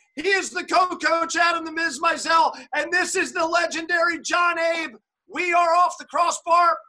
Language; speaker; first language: English; early bilingual, other home language; German